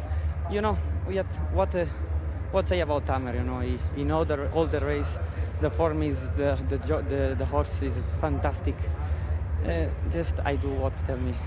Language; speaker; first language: English; non-native, learner; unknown